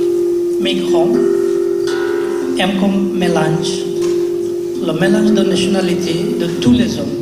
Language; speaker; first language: French; non-native, learner; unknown